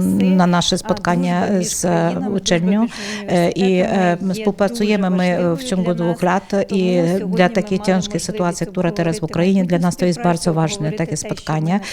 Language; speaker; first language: Polish; non-native, learner; Ukrainian